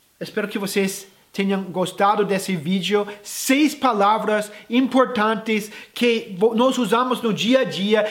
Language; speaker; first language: Portuguese; non-native, fluent; English